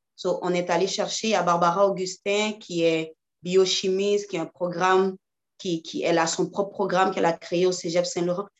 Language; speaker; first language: French; early bilingual, other home language; Haitian Creole